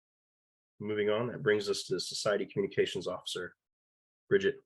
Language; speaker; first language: English; native; English